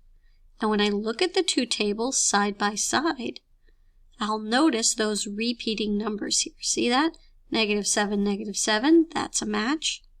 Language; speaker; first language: English; native; English